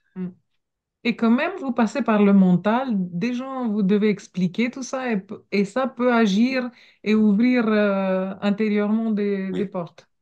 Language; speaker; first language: French; non-native, fluent; Romanian